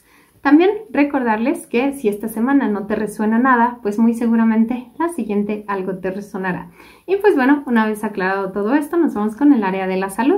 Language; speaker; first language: Spanish; native; Spanish